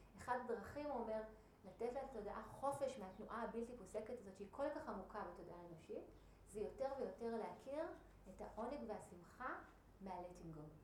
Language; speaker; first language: Hebrew; native; Hebrew